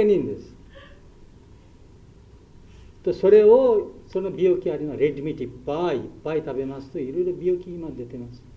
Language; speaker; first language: Japanese; non-native, learner; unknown